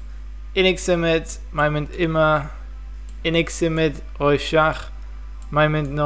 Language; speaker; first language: Welsh; non-native, fluent; English